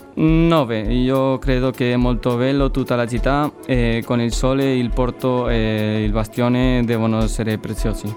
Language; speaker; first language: Italian; non-native, learner; Spanish